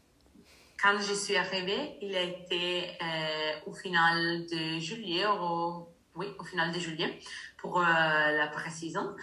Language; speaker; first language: French; non-native, learner; Italian